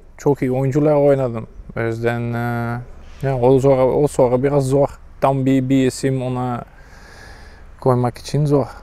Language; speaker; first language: Turkish; non-native, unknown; Dutch